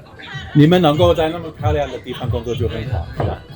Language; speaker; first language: Chinese; non-native, fluent; English